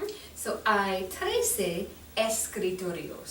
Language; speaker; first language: Spanish; non-native, fluent; English